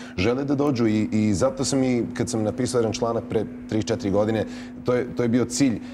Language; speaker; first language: Serbian; early bilingual, heritage; Serbian